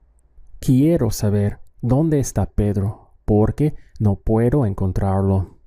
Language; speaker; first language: Spanish; non-native, fluent; English